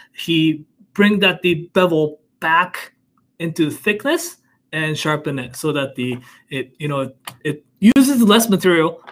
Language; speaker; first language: English; non-native, fluent; Japanese